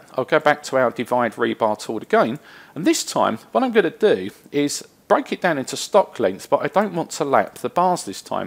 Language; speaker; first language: English; native; English